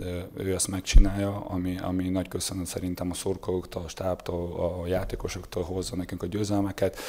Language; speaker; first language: Hungarian; non-native, fluent; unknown